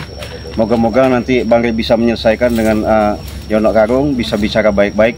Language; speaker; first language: Indonesian; native; Indonesian